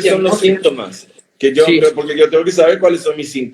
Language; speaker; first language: Spanish; native; Spanish